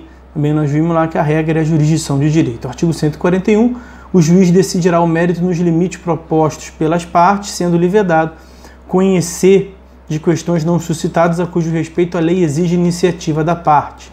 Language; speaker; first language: Portuguese; native; Portuguese